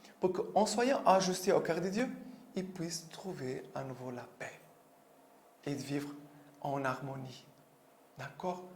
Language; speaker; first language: French; non-native, fluent; Portuguese